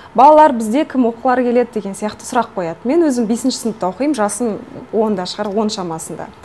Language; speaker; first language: Kazakh; non-native, local second language; Russian